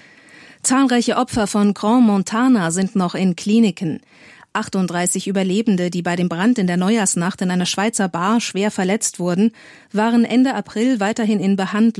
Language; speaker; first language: German; native; German